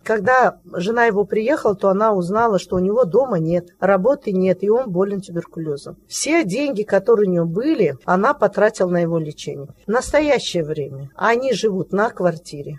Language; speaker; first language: Russian; non-native, local second language; Tajik